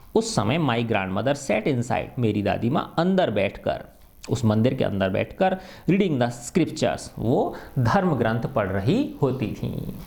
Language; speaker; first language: Hindi; native; Hindi